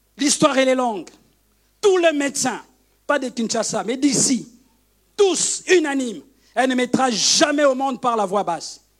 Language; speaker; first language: French; non-native, local second language; Lingala